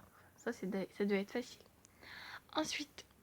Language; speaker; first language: French; native; French